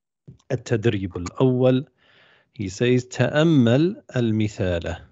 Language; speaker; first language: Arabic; non-native, fluent; English